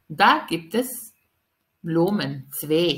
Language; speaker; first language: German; non-native, fluent; Serbian